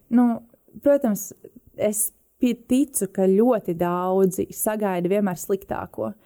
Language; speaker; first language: Latvian; native; Latvian